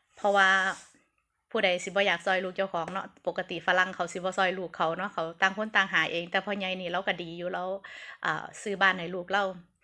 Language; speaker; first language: Thai; native; Thai